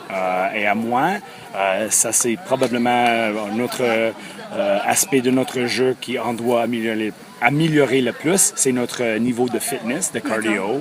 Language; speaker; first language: French; non-native, fluent; English